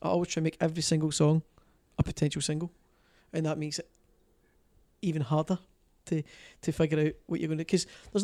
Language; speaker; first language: English; native; English